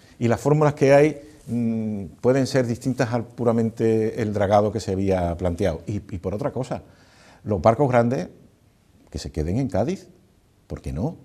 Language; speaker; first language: Spanish; native; Spanish